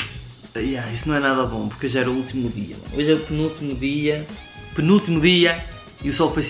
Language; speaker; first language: Portuguese; native; Portuguese